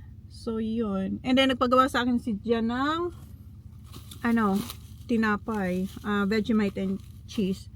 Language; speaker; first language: Filipino; native; Filipino